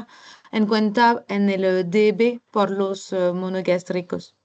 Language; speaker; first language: Spanish; non-native, learner; French